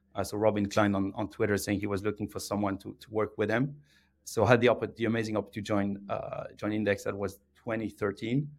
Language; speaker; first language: English; non-native, fluent; French